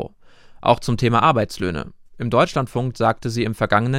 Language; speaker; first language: German; native; German